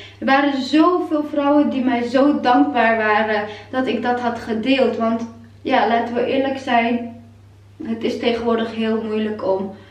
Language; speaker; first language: Dutch; non-native, fluent; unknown